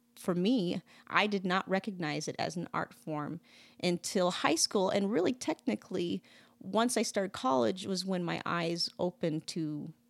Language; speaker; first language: English; native; English